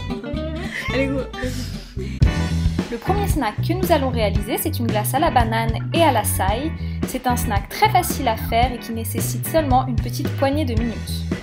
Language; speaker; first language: French; native; French